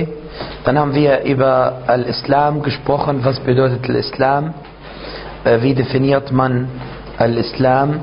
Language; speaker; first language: German; non-native, fluent; Arabic